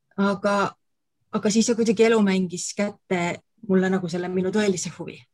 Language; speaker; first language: Estonian; native; Estonian